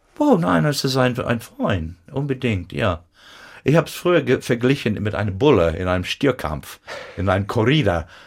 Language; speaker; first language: German; non-native, fluent; English